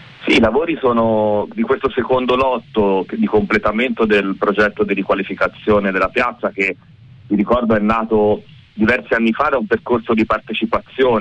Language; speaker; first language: Italian; native; Italian